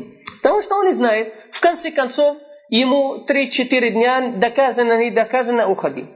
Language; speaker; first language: Russian; non-native, fluent; Arabic